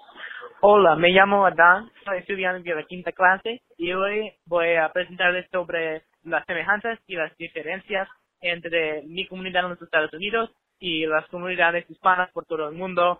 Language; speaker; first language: Spanish; non-native, learner; English